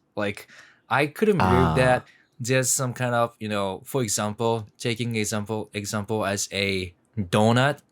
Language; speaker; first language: English; non-native, learner; Japanese